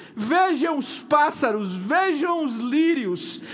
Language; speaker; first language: Portuguese; native; Portuguese